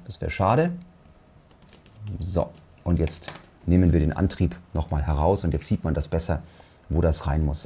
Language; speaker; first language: German; native; German